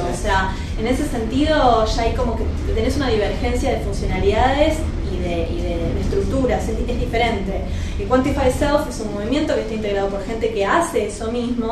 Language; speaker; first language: Spanish; native; Spanish